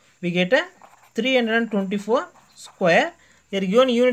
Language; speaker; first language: English; non-native, local second language; Tamil